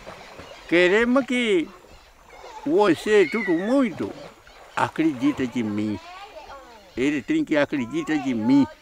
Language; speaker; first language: Portuguese; non-native, local second language; Kayapó